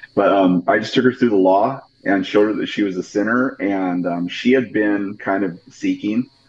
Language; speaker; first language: English; native; English